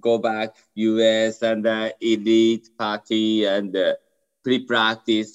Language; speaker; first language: English; non-native, learner; Japanese